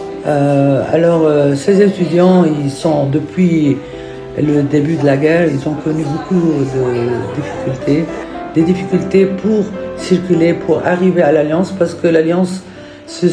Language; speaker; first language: French; non-native, fluent; Arabic